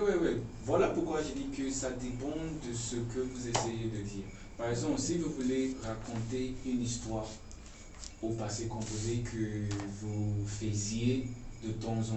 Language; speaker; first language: French; non-native, fluent; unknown